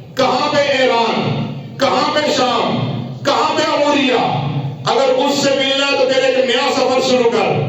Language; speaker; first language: Urdu; non-native, local second language; Punjabi